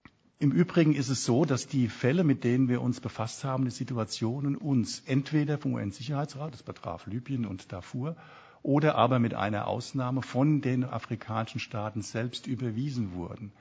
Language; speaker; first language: German; native; German